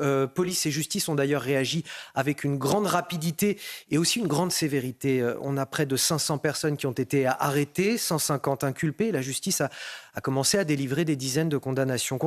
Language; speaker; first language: French; native; French